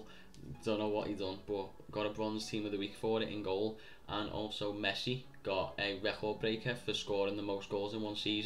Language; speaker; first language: English; native; English